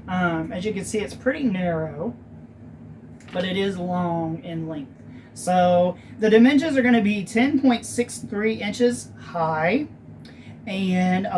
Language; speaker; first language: English; native; English